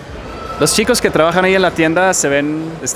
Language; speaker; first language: Spanish; non-native, fluent; English